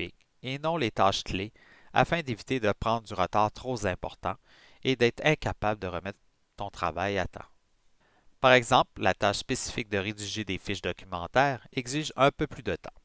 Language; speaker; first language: French; native; French